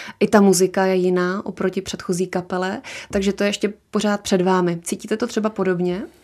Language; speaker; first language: Czech; native; Czech